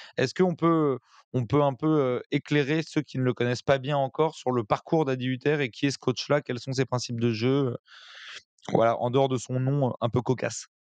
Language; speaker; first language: French; native; French